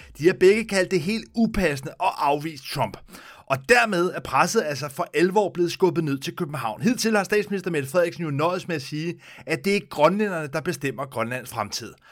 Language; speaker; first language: Danish; native; Danish